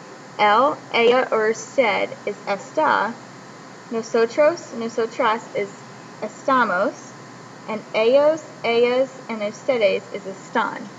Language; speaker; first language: Spanish; non-native, learner; English